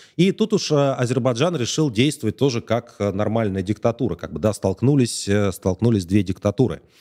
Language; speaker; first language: Russian; native; Russian